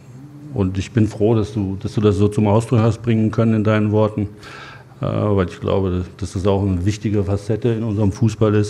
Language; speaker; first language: German; native; German